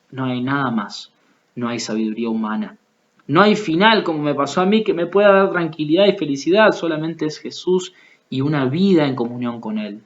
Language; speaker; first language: Spanish; native; Spanish